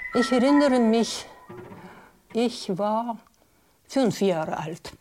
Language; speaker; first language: German; non-native, learner; Russian